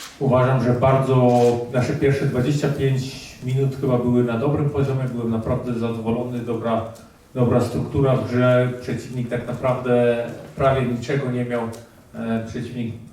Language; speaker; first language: Polish; early bilingual, heritage; Polish